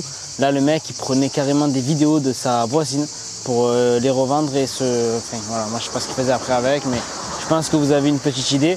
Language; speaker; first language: French; native; French